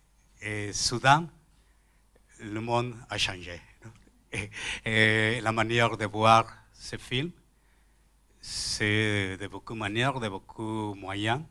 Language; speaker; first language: French; non-native, learner; Spanish